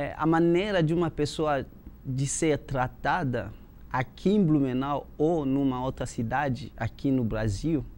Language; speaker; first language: Portuguese; non-native, fluent; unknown